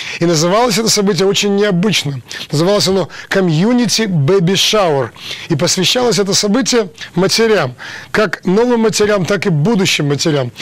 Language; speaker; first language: Russian; native; Russian